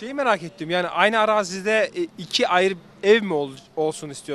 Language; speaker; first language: Turkish; native; Turkish